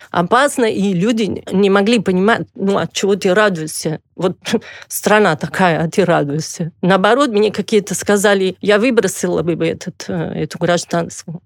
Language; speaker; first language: Russian; non-native, fluent; Catalan